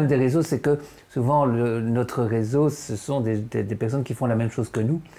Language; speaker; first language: French; native; French